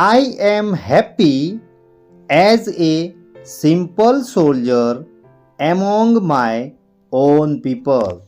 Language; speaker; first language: English; non-native, local second language; Gujarati